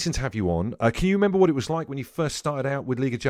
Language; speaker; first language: English; native; English